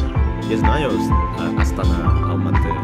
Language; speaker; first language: Russian; non-native, learner; Indonesian